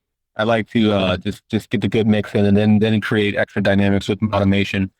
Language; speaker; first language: English; native; English